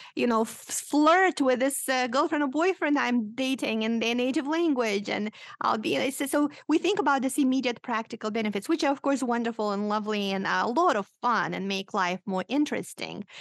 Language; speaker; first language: English; non-native, fluent; Romanian